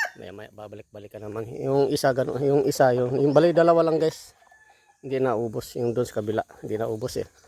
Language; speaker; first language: Filipino; native; Filipino